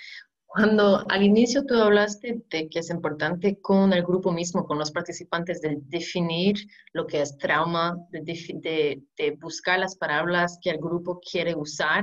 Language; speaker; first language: Spanish; non-native, fluent; English